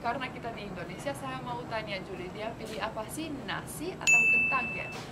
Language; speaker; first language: Indonesian; non-native, fluent; Russian